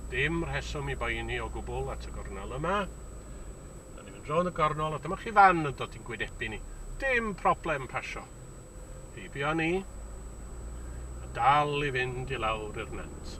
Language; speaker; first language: Welsh; native; Welsh